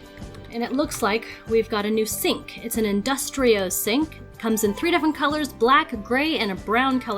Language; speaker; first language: English; native; English